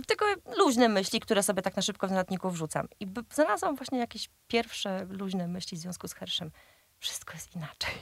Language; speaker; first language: Polish; native; Polish